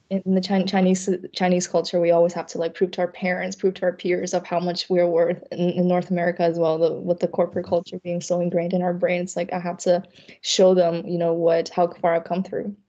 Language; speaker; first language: English; early bilingual, other home language; Chinese